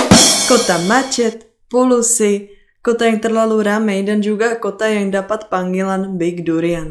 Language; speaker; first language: Indonesian; non-native, fluent; Czech